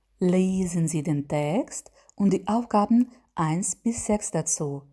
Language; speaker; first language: German; non-native, learner; Ukrainian